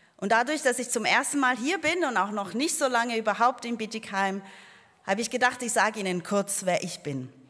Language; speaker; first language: German; non-native, fluent; Portuguese